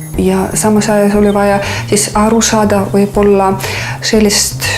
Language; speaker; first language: Estonian; non-native, fluent; Russian